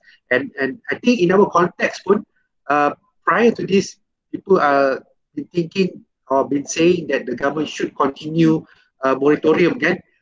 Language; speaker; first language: English; non-native, local second language; Malay